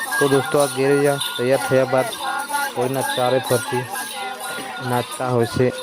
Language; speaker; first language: Gujarati; non-native, local second language; Vasavi